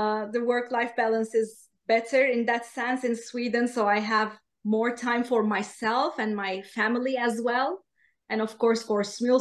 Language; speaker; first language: English; non-native, fluent; Turkish